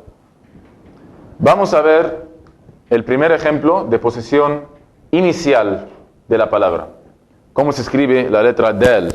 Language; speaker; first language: Spanish; non-native, fluent; Arabic